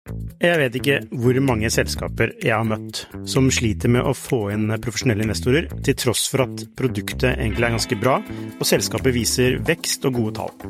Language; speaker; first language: Norwegian; native; Norwegian